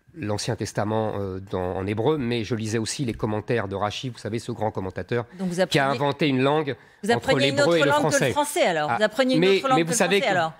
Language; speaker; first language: French; native; French